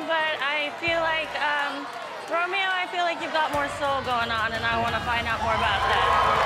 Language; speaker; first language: English; native; English